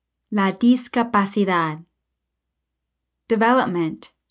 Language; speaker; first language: Spanish; non-native, fluent; English